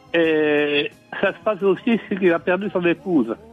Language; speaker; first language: French; native; French